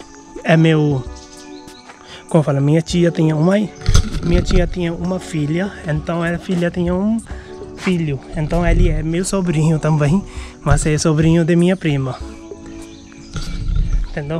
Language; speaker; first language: Portuguese; non-native, learner; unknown